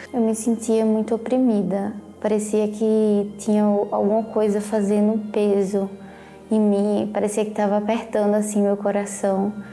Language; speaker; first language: Portuguese; native; Portuguese